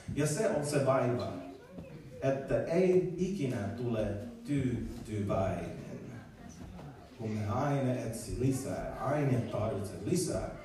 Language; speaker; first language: Finnish; non-native, learner; English